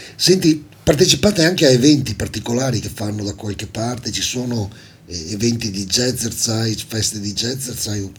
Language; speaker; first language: Italian; native; Italian